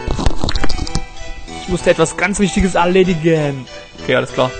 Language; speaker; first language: German; native; German